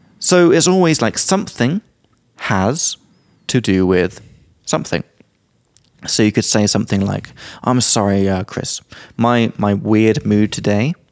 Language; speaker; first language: English; native; English